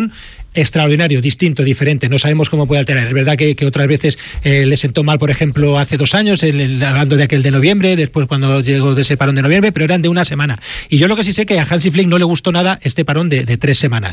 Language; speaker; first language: Spanish; native; Spanish